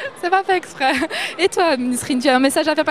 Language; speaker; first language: French; early bilingual, other home language; Arabic